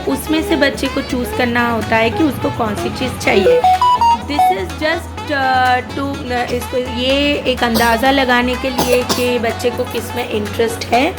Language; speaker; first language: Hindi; non-native, local second language; Bangla